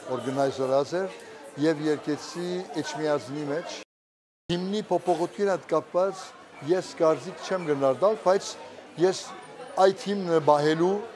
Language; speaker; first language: Armenian; early bilingual, heritage; Armenian